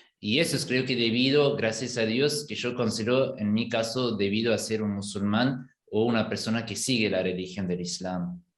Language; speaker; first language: Spanish; non-native, fluent; German